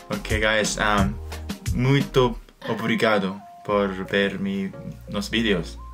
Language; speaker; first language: Portuguese; non-native, learner; Japanese